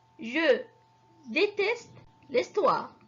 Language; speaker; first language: French; non-native, fluent; Arabic